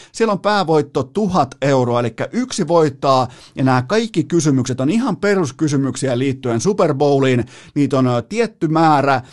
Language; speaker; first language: Finnish; native; Finnish